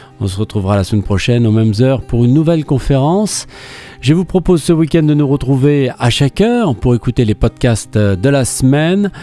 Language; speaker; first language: French; native; French